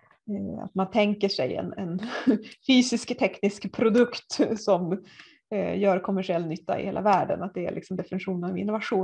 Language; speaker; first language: Swedish; native; Swedish